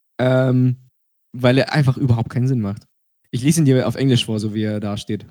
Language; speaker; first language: German; early bilingual, other home language; Russian